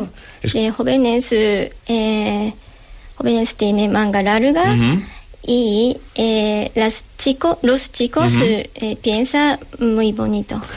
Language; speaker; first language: Spanish; non-native, learner; Japanese